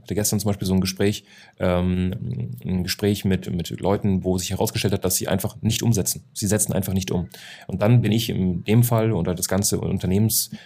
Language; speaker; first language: German; native; German